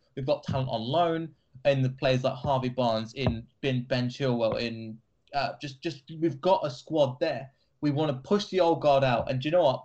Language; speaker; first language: English; native; English